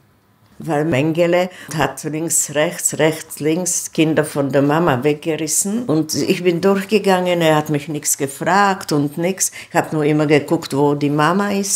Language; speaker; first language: German; non-native, fluent; Czech